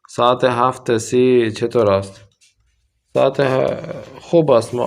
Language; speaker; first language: Persian; non-native, fluent; Urdu